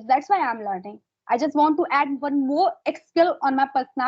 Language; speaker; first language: English; non-native, fluent; Hindi